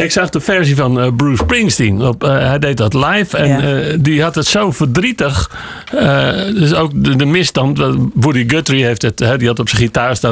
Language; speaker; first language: Dutch; native; Dutch